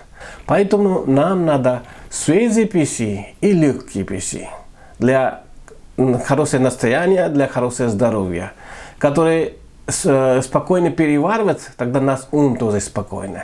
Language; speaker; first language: Russian; non-native, learner; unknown